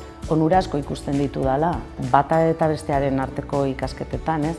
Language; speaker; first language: Basque; native; Basque